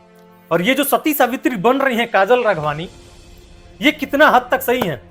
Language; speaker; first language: Hindi; native; Hindi